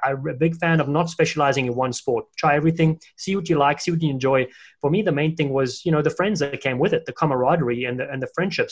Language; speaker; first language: English; native; English